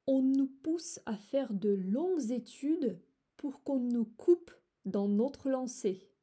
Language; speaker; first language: French; non-native, fluent; Russian